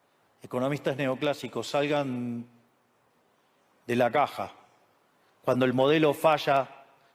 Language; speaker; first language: Spanish; native; Spanish